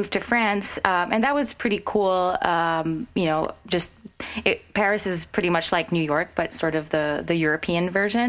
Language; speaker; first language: English; non-native, local second language; French